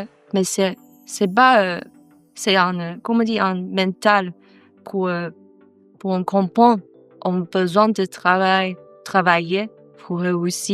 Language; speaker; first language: French; non-native, learner; Chinese